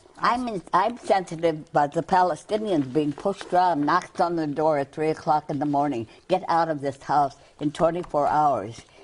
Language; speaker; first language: English; native; English